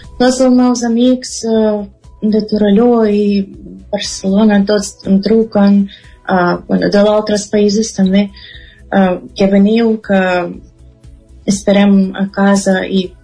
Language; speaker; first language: Catalan; non-native, fluent; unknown